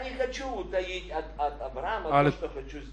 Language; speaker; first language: Polish; non-native, learner; Russian